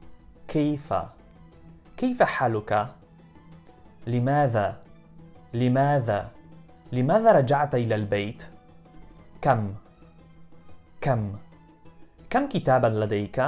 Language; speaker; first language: Arabic; non-native, fluent; Polish